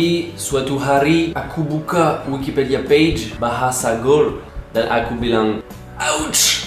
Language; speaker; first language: Indonesian; non-native, learner; French